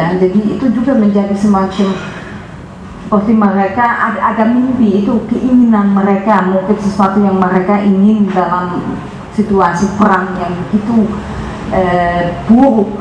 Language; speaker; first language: Indonesian; non-native, fluent; Dutch